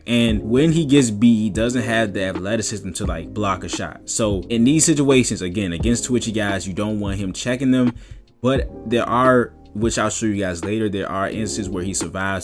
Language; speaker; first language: English; native; English